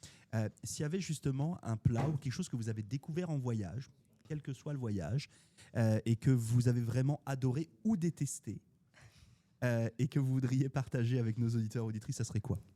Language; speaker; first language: French; native; French